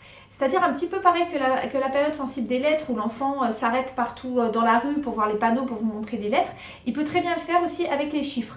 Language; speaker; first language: French; native; French